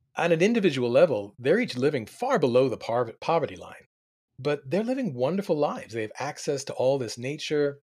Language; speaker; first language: English; native; English